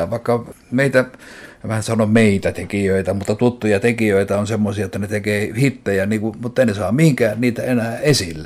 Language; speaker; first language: Finnish; native; Finnish